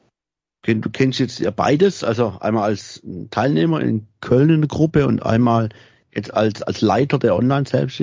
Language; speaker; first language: German; native; German